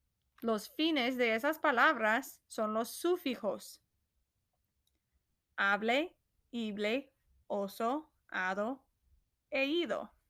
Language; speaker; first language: Spanish; non-native, fluent; English